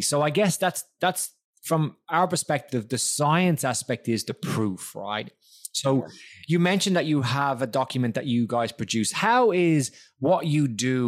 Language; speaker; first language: English; native; English